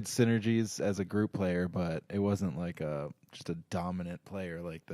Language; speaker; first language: English; native; English